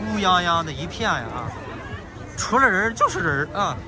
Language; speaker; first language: Chinese; native; Chinese